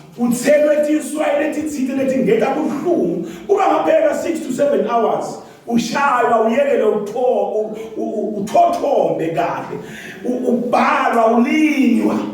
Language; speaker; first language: Zulu; non-native, local second language; Swati